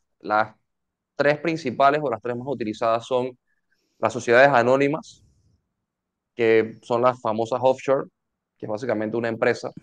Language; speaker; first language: Spanish; native; Spanish